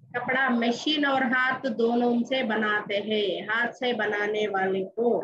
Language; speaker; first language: Hindi; non-native, local second language; Telugu